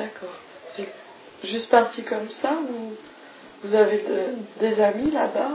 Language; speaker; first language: French; non-native, fluent; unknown